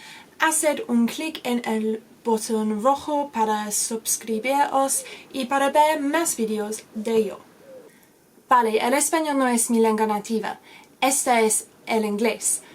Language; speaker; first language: Spanish; non-native, learner; English